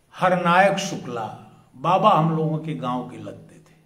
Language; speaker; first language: Hindi; native; Hindi